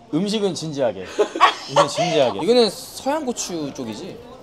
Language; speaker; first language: Korean; native; Korean